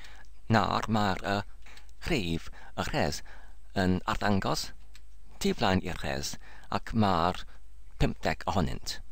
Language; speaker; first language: Welsh; non-native, learner; English